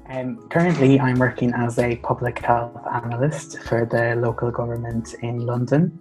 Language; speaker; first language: English; native; English